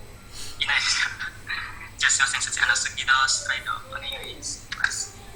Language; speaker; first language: Japanese; non-native, learner; Indonesian